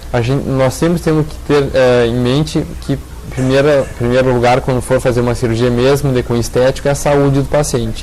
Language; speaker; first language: Portuguese; native; Portuguese